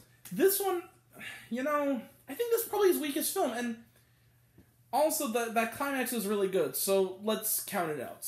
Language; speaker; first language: English; native; English